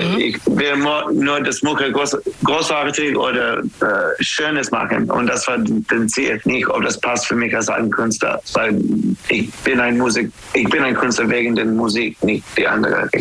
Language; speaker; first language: German; non-native, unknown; English